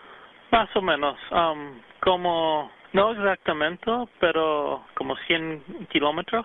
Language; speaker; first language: Spanish; early bilingual, heritage; English